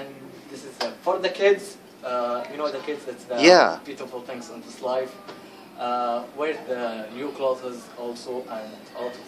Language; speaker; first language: English; non-native, learner; Arabic